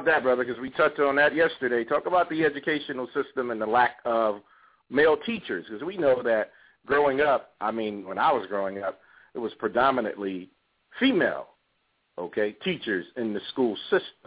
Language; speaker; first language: English; native; English